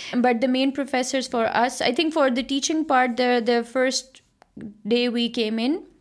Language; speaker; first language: English; non-native, local second language; Punjabi